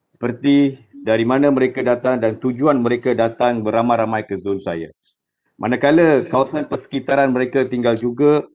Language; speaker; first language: Malay; non-native, local second language; Tamil